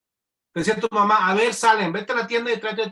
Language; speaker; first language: Spanish; native; Spanish